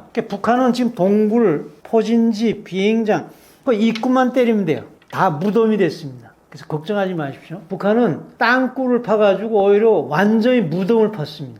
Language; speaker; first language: Korean; native; Korean